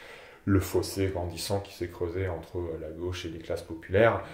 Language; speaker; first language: French; native; French